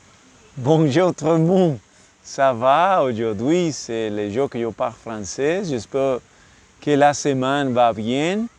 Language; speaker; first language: French; non-native, learner; English